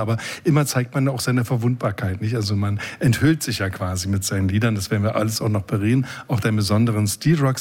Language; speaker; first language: German; native; German